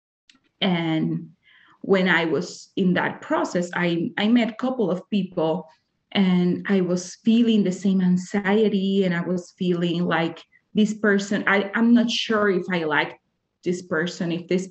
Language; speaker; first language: English; non-native, fluent; Spanish